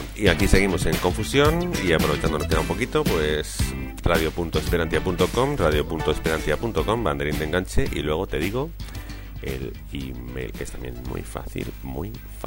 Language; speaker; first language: Spanish; native; Spanish